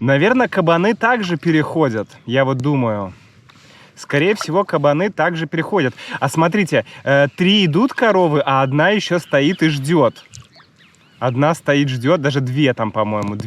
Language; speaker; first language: Russian; native; Russian